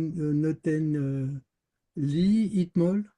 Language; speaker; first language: Hebrew; non-native, learner; French